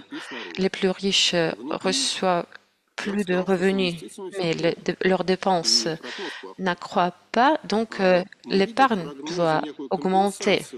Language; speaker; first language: French; non-native, fluent; Russian